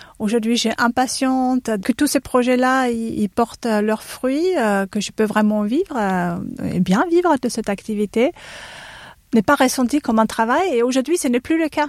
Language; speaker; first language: French; non-native, fluent; German